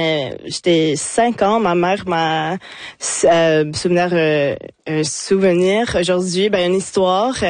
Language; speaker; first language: French; non-native, local second language; English